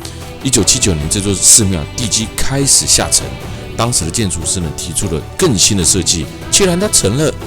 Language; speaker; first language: Chinese; native; Chinese